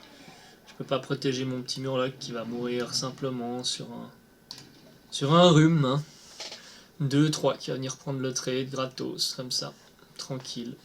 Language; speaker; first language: French; native; French